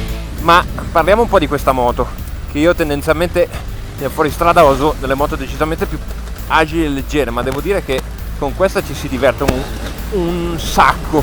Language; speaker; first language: Italian; native; Italian